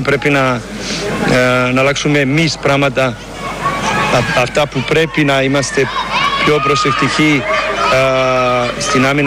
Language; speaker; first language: Greek; non-native, learner; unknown